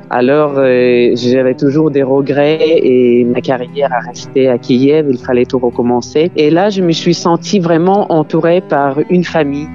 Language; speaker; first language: French; non-native, fluent; Ukrainian